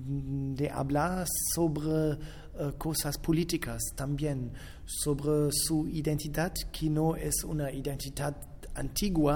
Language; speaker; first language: Spanish; non-native, fluent; German